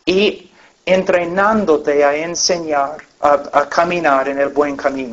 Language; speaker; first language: Spanish; non-native, fluent; English